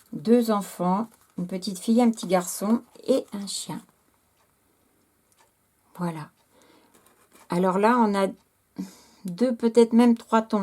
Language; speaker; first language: French; native; French